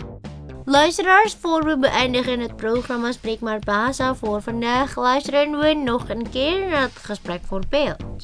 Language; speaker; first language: Dutch; non-native, learner; Indonesian